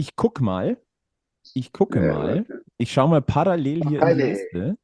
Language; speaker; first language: German; native; German